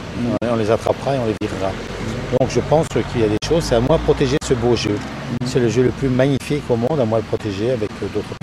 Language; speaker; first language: French; native; French